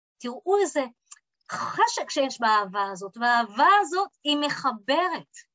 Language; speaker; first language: Hebrew; early bilingual, other home language; English